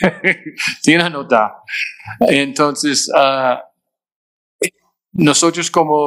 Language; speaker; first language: Spanish; non-native, fluent; English